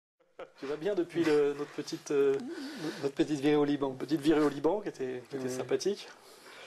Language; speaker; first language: French; native; French